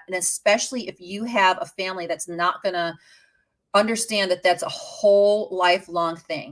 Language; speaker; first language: English; native; English